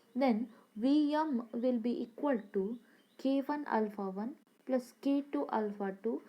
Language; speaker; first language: English; non-native, local second language; Kannada